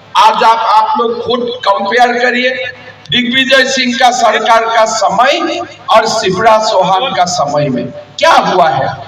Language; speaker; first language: Hindi; non-native, local second language; Assamese